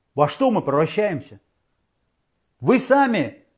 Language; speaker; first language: Russian; non-native, local second language; Uzbek